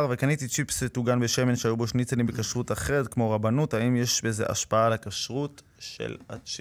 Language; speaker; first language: Hebrew; native; Hebrew